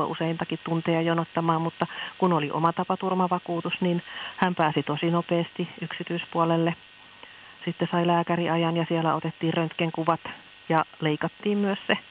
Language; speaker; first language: Finnish; native; Finnish